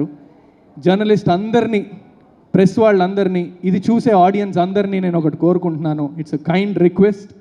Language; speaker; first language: Telugu; native; Telugu